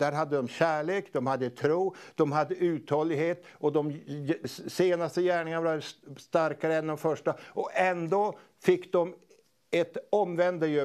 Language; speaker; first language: Swedish; native; Swedish